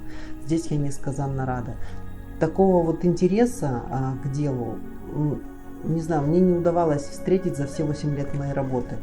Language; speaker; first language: Russian; native; Russian